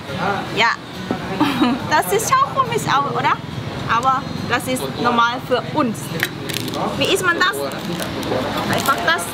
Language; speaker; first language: German; non-native, learner; Thai